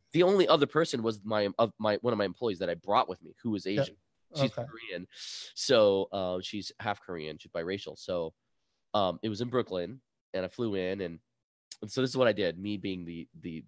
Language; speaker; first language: English; early bilingual, other home language; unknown